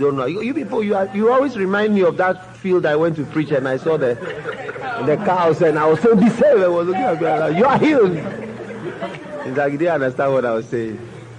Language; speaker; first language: English; native; English